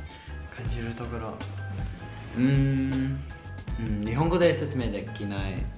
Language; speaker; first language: Japanese; non-native, learner; English